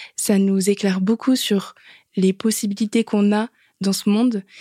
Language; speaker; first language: French; native; French